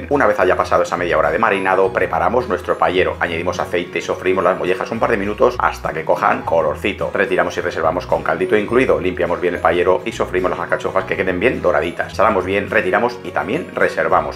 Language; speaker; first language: Spanish; native; Spanish